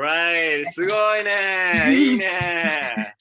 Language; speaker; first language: Japanese; non-native, fluent; English